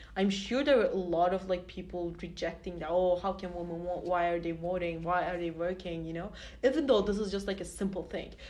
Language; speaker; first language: English; non-native, fluent; Turkish